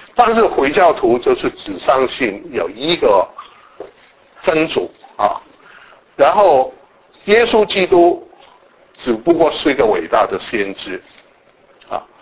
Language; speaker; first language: Chinese; non-native, local second language; Cantonese